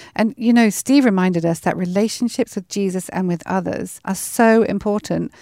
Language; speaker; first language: English; native; English